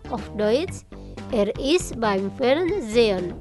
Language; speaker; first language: German; non-native, fluent; Indonesian